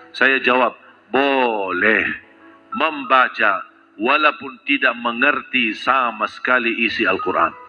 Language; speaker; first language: Malay; non-native, fluent; Arabic